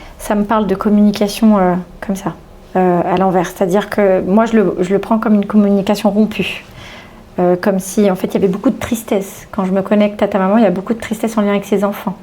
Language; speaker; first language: French; early bilingual, other home language; Portuguese